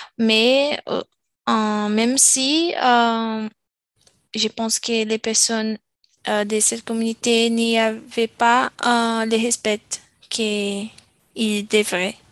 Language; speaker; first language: French; non-native, learner; Portuguese